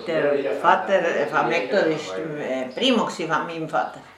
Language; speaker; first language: German; early bilingual, heritage; German